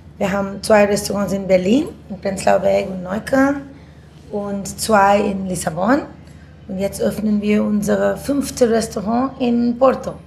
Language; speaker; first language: German; non-native, fluent; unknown